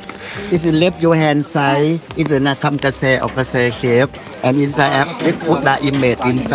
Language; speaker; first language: English; non-native, learner; Thai